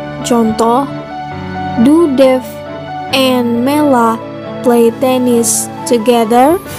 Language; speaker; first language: English; non-native, learner; Indonesian